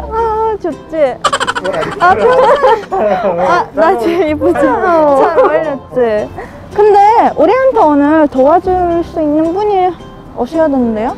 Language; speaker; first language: Korean; non-native, fluent; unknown